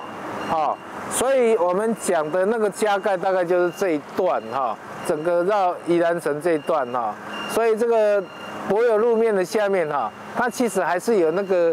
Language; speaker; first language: Chinese; native; Chinese